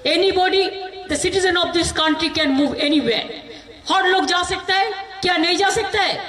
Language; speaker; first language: Hindi; non-native, local second language; Bangla